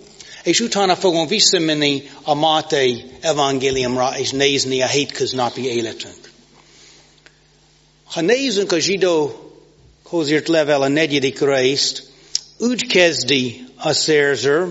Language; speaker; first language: Hungarian; non-native, fluent; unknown